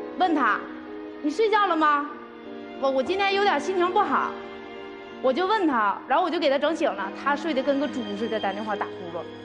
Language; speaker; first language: Chinese; native; Chinese